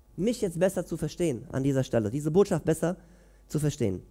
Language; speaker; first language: German; native; German